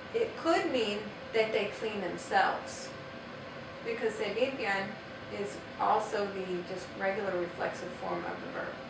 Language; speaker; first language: English; native; English